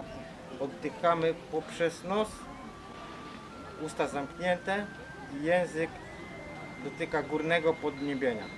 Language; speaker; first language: Polish; non-native, fluent; Vietnamese